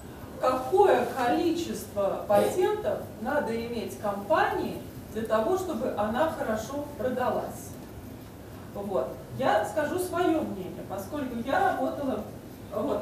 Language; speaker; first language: Russian; native; Russian